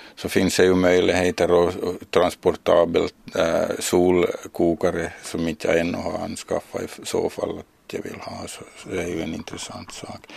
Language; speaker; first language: Swedish; native; Swedish